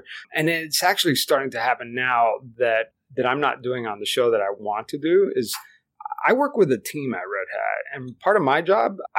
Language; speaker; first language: English; early bilingual, other home language; Spanish